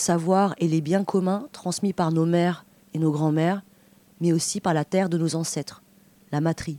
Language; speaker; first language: French; native; French